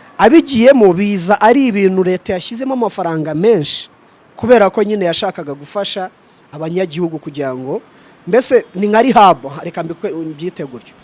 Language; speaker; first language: Kinyarwanda; native; Kinyarwanda